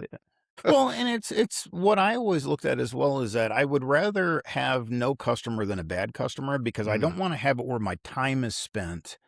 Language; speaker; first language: English; native; English